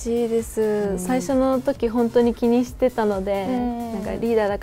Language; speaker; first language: Japanese; native; Japanese